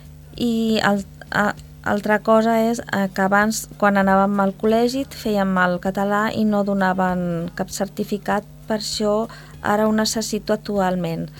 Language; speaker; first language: Catalan; non-native, local second language; Spanish